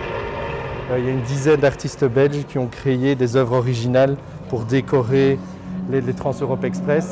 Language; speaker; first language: French; native; French